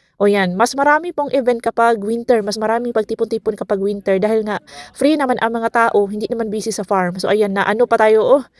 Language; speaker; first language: Filipino; non-native, local second language; Cebuano